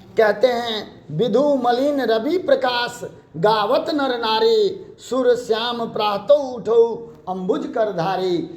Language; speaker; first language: Hindi; native; Hindi